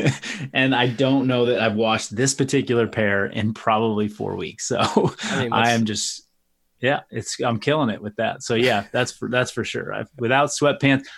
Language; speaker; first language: English; native; English